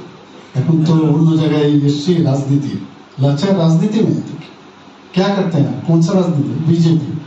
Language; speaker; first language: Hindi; non-native, local second language; Bangla